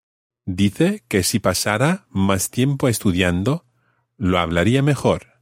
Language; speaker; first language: Spanish; non-native, fluent; English